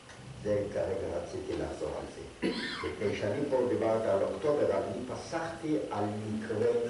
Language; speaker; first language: Hebrew; non-native, fluent; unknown